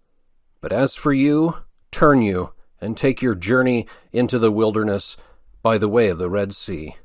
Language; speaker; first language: English; native; English